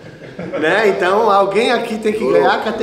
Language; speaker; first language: Portuguese; native; Portuguese